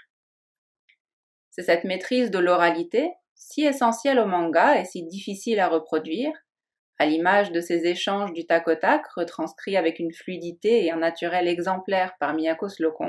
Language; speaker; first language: French; native; French